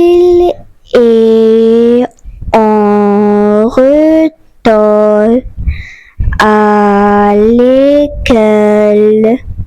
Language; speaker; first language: French; non-native, fluent; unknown